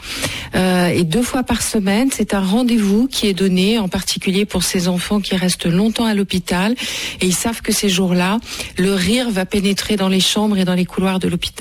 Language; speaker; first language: French; native; French